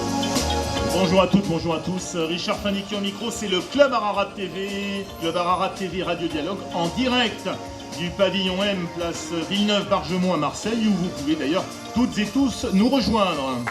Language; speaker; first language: French; native; French